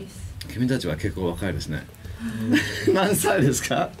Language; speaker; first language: Japanese; non-native, fluent; English